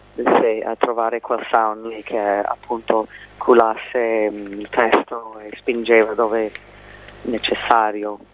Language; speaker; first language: Italian; non-native, fluent; English